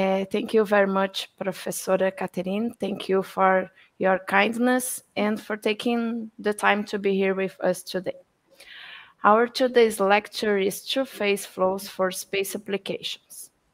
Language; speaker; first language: English; non-native, fluent; Portuguese